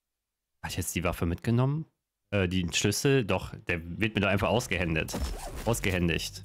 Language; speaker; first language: German; native; German